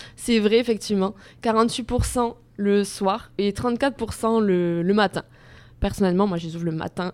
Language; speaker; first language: French; native; French